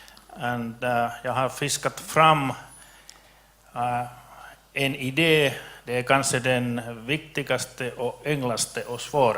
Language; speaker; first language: Swedish; non-native, local second language; Finnish